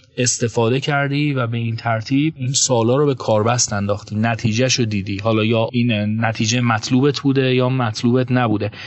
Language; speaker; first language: Persian; native; Persian